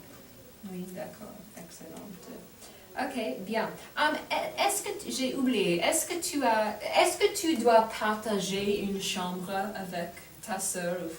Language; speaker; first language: French; non-native, fluent; English